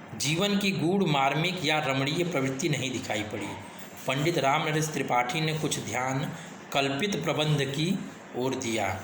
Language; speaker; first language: Hindi; native; Hindi